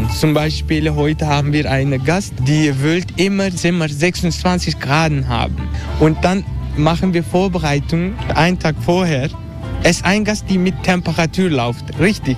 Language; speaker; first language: German; non-native, learner; Turkish